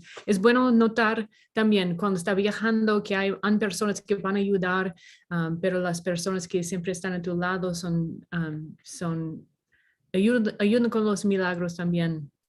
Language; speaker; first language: Spanish; non-native, learner; English